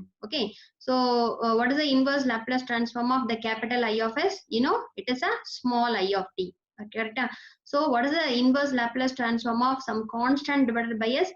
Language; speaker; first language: English; non-native, local second language; Tamil